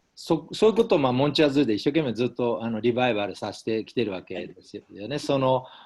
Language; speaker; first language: Japanese; native; Japanese